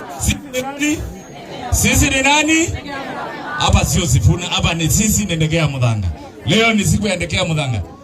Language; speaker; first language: Swahili; non-native, local second language; Kamba